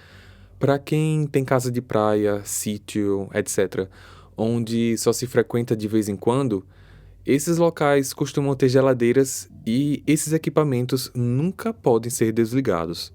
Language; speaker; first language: Portuguese; native; Portuguese